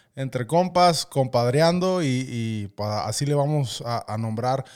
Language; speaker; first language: Spanish; early bilingual, other home language; English